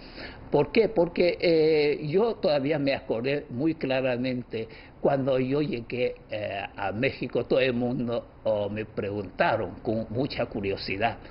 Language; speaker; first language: Spanish; non-native, fluent; Chinese